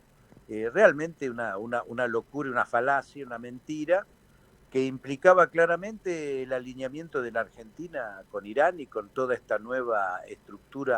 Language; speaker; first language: Spanish; native; Spanish